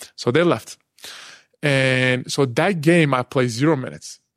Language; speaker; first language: English; non-native, fluent; Turkish